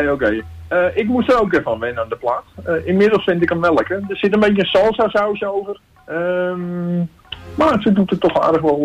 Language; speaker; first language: Dutch; native; Dutch